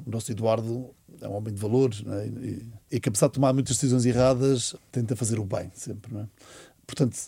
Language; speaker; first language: Portuguese; native; Portuguese